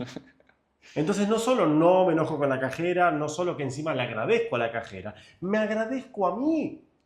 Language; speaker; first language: Spanish; native; Spanish